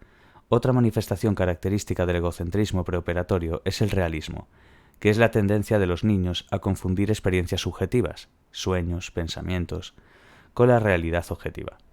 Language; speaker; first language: Spanish; native; Spanish